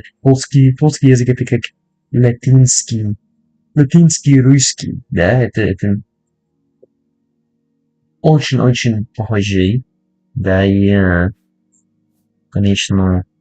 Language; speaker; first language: Russian; non-native, learner; English